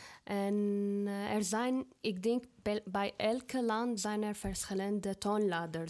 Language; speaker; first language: Dutch; non-native, fluent; Arabic